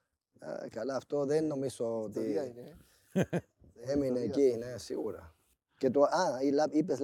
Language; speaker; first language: Greek; non-native, fluent; Spanish